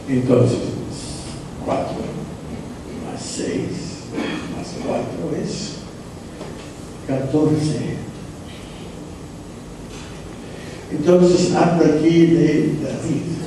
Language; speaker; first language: Spanish; non-native, fluent; English